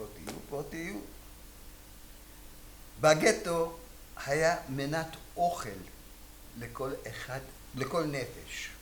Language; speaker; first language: Hebrew; non-native, fluent; Hungarian